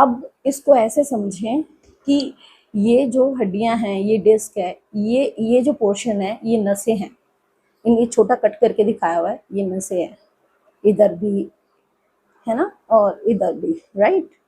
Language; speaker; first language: Hindi; native; Hindi